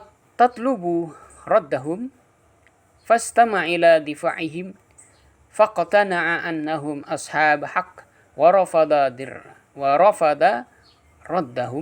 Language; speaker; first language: Arabic; non-native, fluent; Indonesian